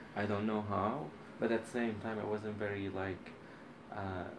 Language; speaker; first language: English; non-native, fluent; Arabic